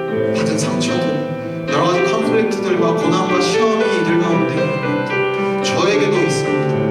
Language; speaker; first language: Korean; native; Korean